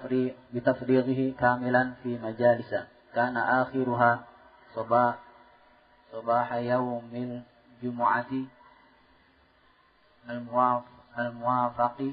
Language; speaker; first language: Arabic; non-native, fluent; Indonesian